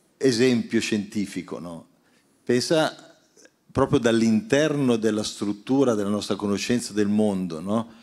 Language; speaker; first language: Italian; native; Italian